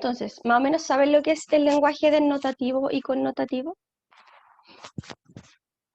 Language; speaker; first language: Spanish; native; Spanish